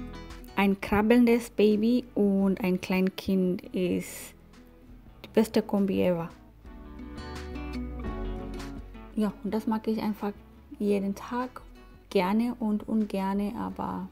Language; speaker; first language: German; non-native, fluent; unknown